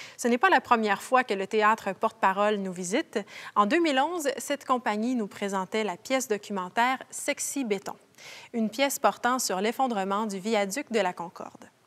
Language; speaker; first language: French; native; French